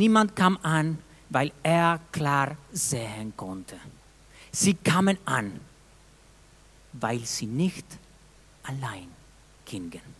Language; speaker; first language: German; non-native, fluent; Spanish